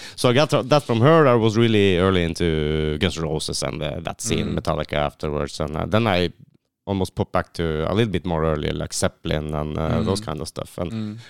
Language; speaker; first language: English; non-native, fluent; Norwegian